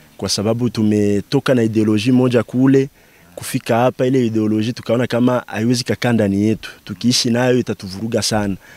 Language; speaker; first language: Swahili; non-native, local second language; Bembe